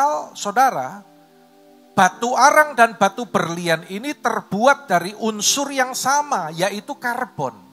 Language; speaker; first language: Indonesian; native; Indonesian